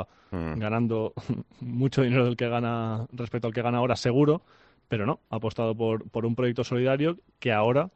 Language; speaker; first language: Spanish; native; Spanish